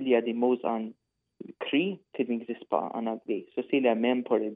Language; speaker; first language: French; non-native, local second language; English